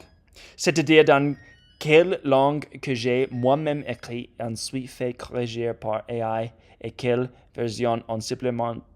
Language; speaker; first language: French; non-native, learner; English